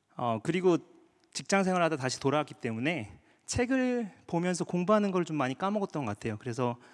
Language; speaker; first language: Korean; native; Korean